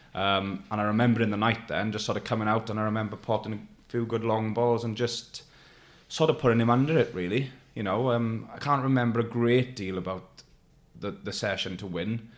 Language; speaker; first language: English; native; English